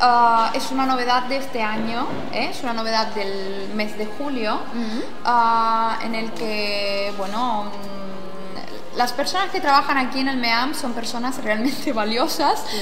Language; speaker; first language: Spanish; non-native, fluent; Italian